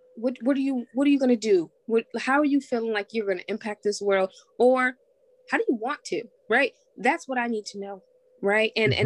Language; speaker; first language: English; native; English